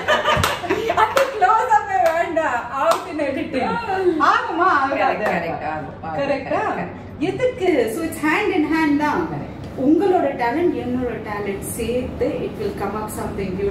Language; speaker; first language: Tamil; non-native, local second language; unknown